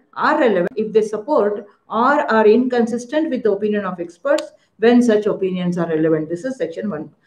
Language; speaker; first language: English; non-native, local second language; Kannada